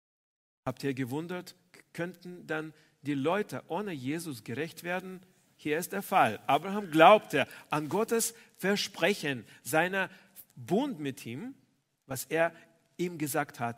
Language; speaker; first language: German; non-native, fluent; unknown